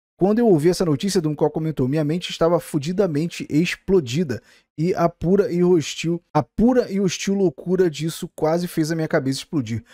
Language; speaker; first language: Portuguese; native; Portuguese